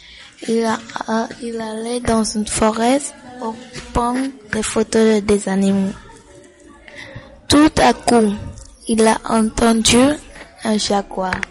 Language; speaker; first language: French; non-native, learner; English